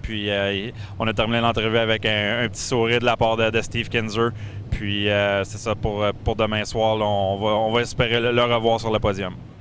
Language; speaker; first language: French; native; French